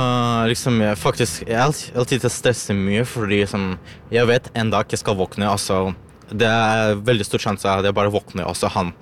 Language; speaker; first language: Norwegian; non-native, learner; Ukrainian